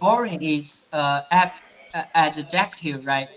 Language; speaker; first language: English; non-native, learner; Chinese